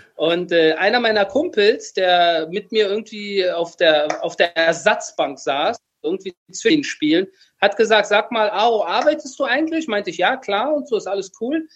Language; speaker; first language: German; early bilingual, other home language; Persian